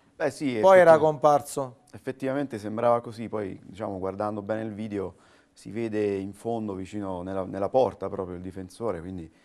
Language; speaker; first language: Italian; native; Italian